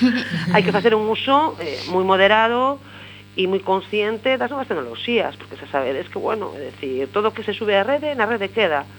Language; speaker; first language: Galician; non-native, local second language; Spanish